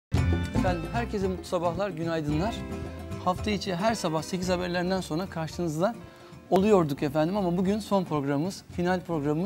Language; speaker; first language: Turkish; native; Turkish